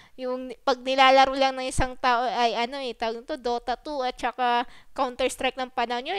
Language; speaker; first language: Filipino; non-native, local second language; Waray